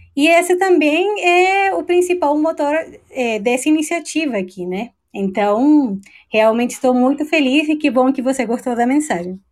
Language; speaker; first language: Portuguese; non-native, fluent; Spanish